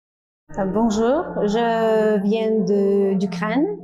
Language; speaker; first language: French; non-native, learner; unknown